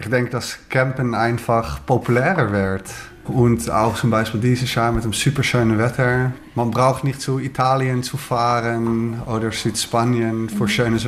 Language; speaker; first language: German; non-native, learner; Dutch